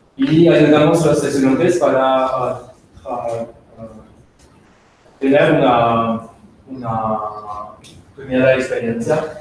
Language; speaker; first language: Spanish; non-native, learner; French